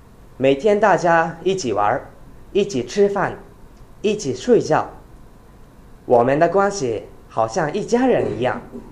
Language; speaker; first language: Chinese; non-native, fluent; Japanese